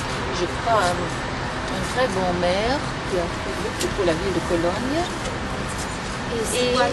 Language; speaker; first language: French; non-native, fluent; German